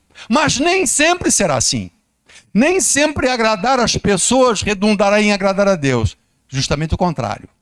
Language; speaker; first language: Portuguese; native; Portuguese